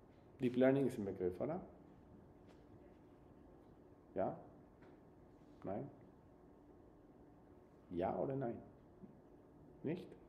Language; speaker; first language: German; non-native, fluent; Spanish